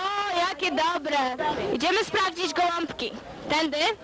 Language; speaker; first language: Polish; early bilingual, heritage; Polish